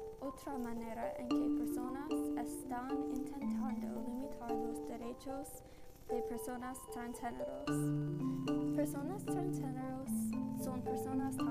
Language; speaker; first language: Spanish; non-native, learner; English